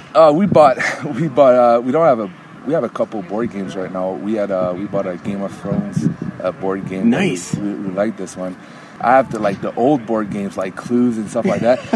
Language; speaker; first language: English; native; English